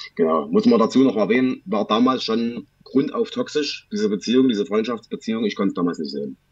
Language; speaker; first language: German; native; German